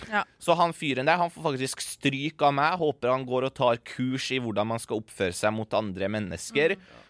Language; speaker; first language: Norwegian; early bilingual, other home language; Persian